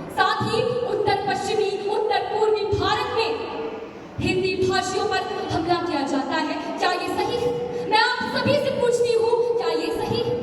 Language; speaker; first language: Hindi; native; Hindi